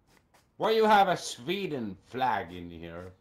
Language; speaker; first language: English; non-native, learner; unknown